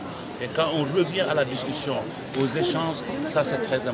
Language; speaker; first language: French; non-native, local second language; Wolof